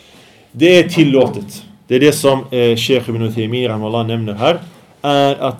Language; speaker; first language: Swedish; early bilingual, other home language; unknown